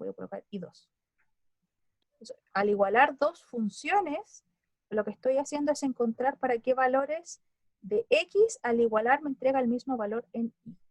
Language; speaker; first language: Spanish; native; Spanish